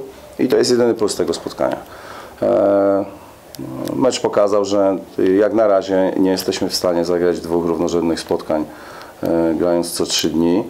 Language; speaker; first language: Polish; native; Polish